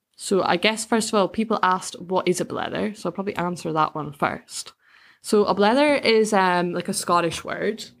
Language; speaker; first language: English; native; English